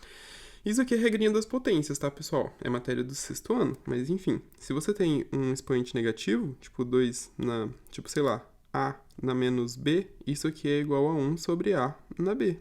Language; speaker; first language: Portuguese; native; Portuguese